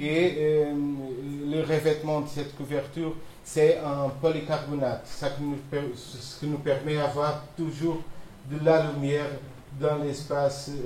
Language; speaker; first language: French; non-native, fluent; Portuguese